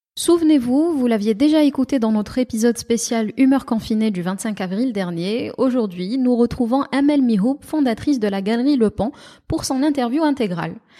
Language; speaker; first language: French; non-native, local second language; Arabic